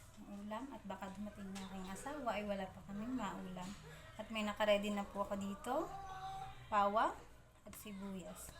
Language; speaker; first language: Filipino; native; Filipino